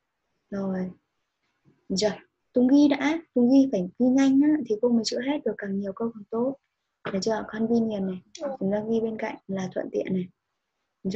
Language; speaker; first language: Vietnamese; native; Vietnamese